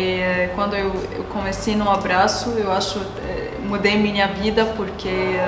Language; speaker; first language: Portuguese; non-native, learner; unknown